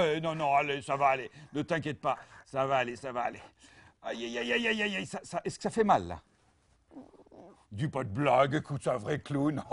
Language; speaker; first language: French; native; French